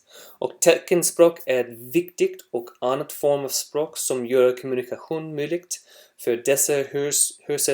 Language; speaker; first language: Swedish; non-native, learner; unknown